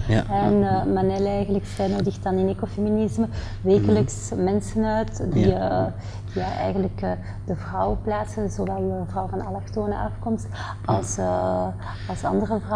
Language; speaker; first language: Dutch; native; Dutch